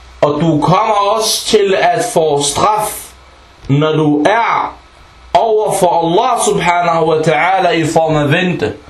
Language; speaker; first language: Danish; early bilingual, other home language; Arabic